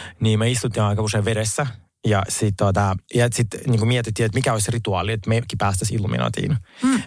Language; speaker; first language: Finnish; non-native, fluent; Russian